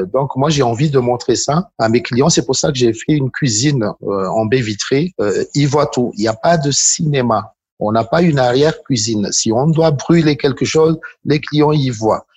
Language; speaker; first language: French; non-native, local second language; Malagasy